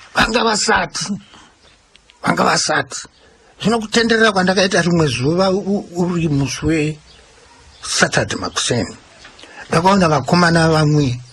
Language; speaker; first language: Shona; native; Shona